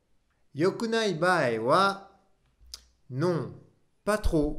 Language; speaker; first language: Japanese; non-native, fluent; French